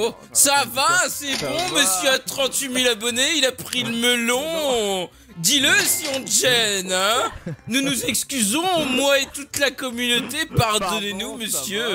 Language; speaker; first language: French; native; French